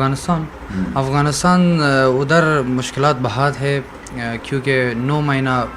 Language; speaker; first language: Hindi; non-native, learner; Persian